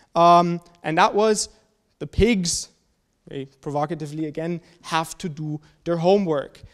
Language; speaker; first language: English; non-native, fluent; German